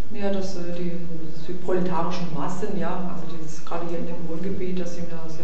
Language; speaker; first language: German; native; German